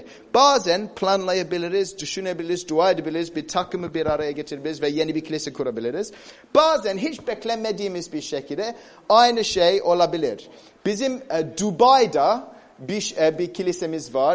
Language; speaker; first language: Turkish; non-native, fluent; English